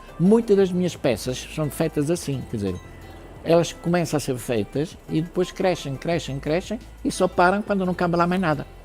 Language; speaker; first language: Portuguese; early bilingual, other home language; Italian